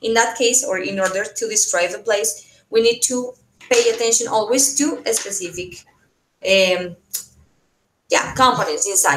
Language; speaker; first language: English; non-native, fluent; Spanish